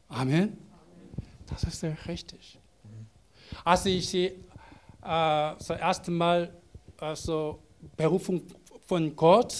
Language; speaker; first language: German; non-native, learner; Korean